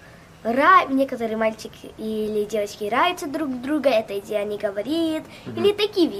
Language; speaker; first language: Russian; early bilingual, heritage; Russian